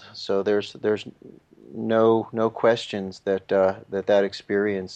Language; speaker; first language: English; native; English